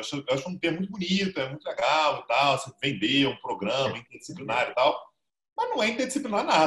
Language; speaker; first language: Portuguese; native; Portuguese